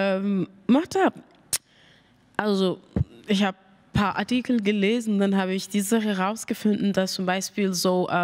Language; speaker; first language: German; non-native, learner; Mandingo